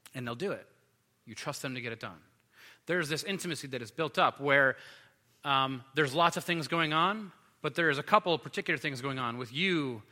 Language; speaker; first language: English; native; English